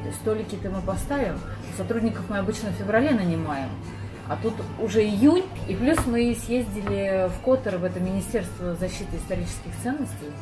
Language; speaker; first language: Russian; native; Russian